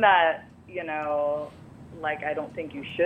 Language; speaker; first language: English; native; English